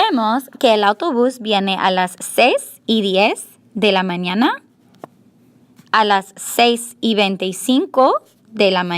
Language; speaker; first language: Spanish; non-native, fluent; English